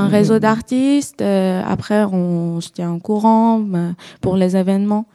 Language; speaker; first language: French; non-native, learner; Persian